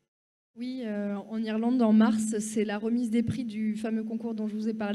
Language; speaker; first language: French; native; French